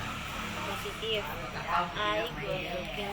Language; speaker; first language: English; non-native, learner; Indonesian